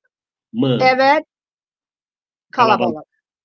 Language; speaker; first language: Turkish; non-native, learner; English